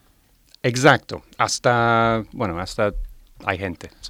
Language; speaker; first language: Spanish; non-native, learner; English